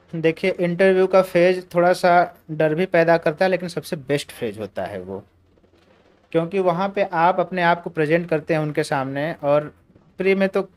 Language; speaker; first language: Hindi; native; Hindi